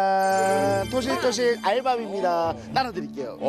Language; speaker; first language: Korean; native; Korean